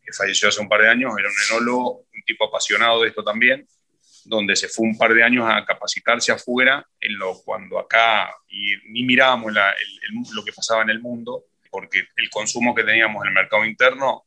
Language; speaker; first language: Spanish; native; Spanish